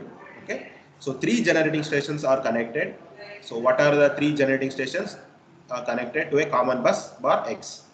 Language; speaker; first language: English; non-native, local second language; Kannada